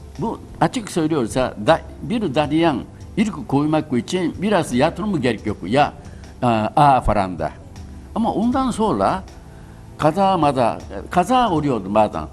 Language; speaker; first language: Turkish; non-native, learner; Japanese